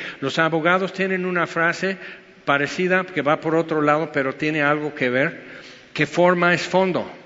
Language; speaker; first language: Spanish; non-native, fluent; English